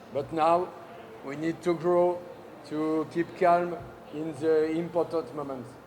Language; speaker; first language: English; non-native, learner; French